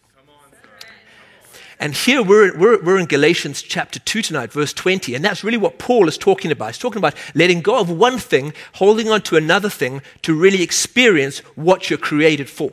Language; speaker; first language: English; native; English